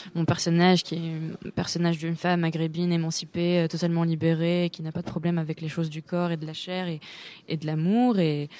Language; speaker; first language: French; non-native, local second language; Arabic